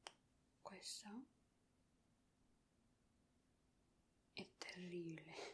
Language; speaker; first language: Italian; non-native, learner; Spanish